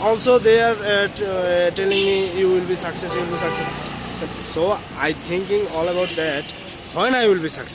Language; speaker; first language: English; non-native, learner; Bangla